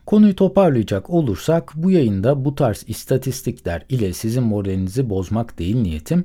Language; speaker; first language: Turkish; native; Turkish